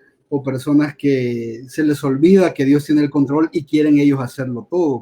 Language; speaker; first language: Spanish; native; Spanish